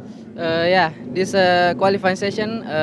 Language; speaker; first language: English; non-native, fluent; Indonesian